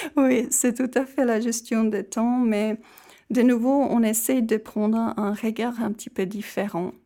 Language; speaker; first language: French; non-native, fluent; Czech